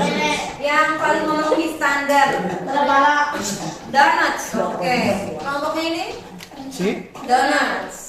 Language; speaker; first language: Indonesian; native; Indonesian